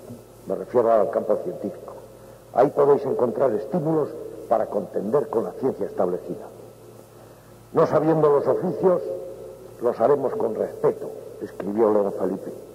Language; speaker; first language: Spanish; native; Spanish